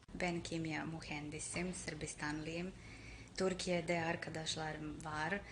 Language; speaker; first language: Turkish; non-native, learner; Serbian